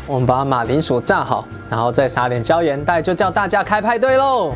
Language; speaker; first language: Chinese; native; Chinese